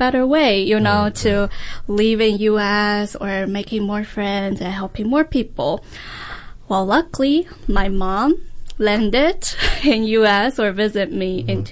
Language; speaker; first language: English; non-native, fluent; Chinese